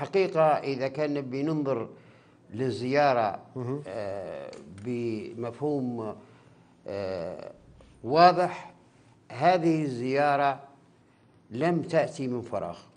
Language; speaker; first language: Arabic; native; Arabic